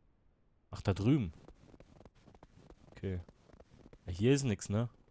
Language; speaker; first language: German; native; German